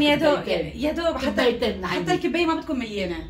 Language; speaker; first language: Arabic; native; Arabic